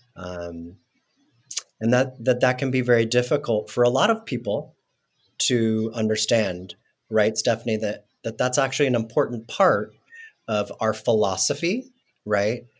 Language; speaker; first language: English; non-native, fluent; Spanish